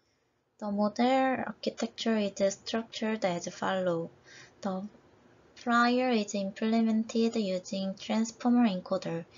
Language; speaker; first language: English; non-native, fluent; Korean